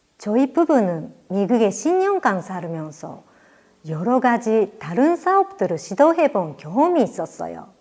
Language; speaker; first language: Korean; non-native, fluent; Japanese